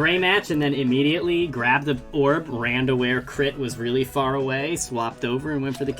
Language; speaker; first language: English; native; English